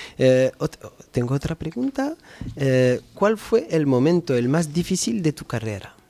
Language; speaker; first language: Spanish; non-native, fluent; French